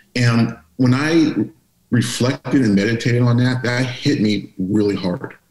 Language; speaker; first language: English; native; English